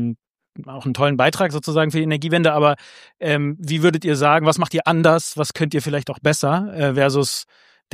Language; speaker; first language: German; native; German